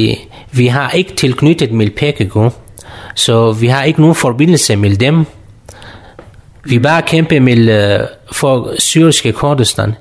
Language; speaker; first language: Danish; non-native, learner; Kurdish